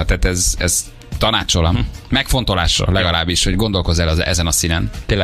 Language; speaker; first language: Hungarian; native; Hungarian